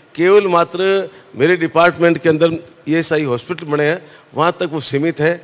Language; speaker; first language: Hindi; native; Hindi